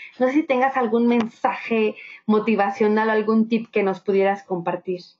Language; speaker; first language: Spanish; native; Spanish